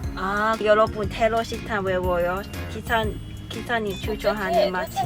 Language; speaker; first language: Korean; non-native, learner; Cantonese